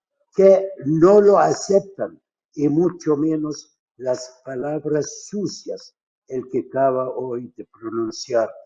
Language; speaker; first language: Spanish; non-native, fluent; Arabic